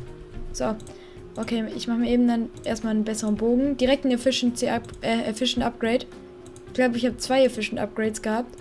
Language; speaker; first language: German; native; German